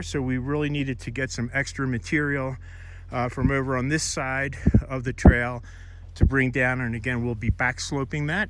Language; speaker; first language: English; native; English